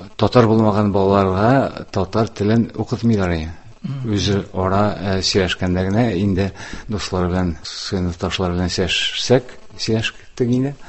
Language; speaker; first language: Tatar; non-native, local second language; Udmurt